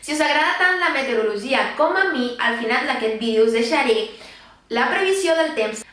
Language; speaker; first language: Catalan; non-native, local second language; Spanish